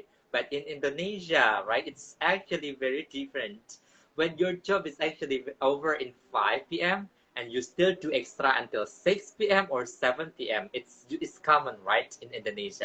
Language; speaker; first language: English; non-native, local second language; Indonesian